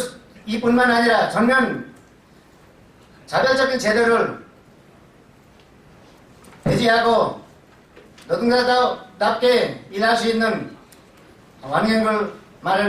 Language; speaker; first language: Korean; non-native, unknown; Nepali